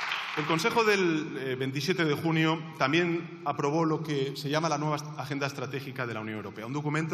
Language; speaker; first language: Spanish; native; Spanish